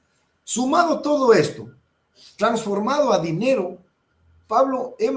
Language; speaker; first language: Spanish; native; Spanish